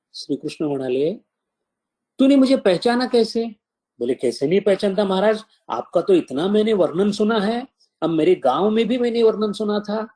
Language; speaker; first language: Hindi; non-native, local second language; Marathi